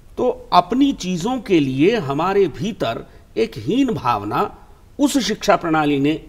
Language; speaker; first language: Hindi; native; Hindi